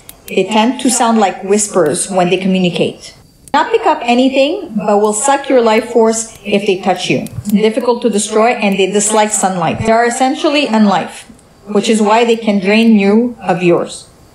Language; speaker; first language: English; native; English